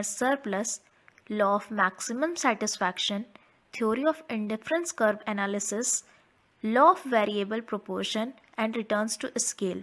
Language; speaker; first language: English; non-native, local second language; Hindi